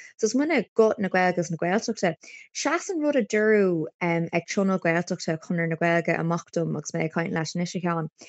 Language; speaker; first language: Irish; non-native, local second language; English